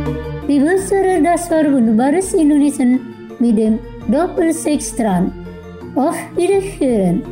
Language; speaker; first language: German; non-native, fluent; Indonesian